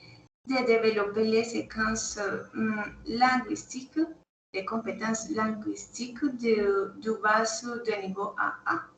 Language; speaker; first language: French; non-native, learner; Spanish